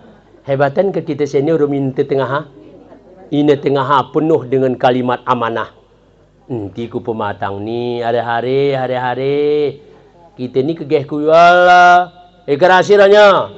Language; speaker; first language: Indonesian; non-native, local second language; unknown